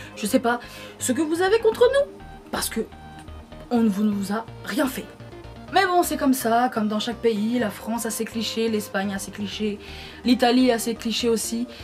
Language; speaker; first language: French; early bilingual, other home language; Portuguese